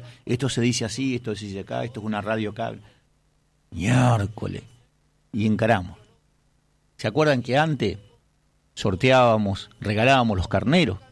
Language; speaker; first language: Spanish; native; Spanish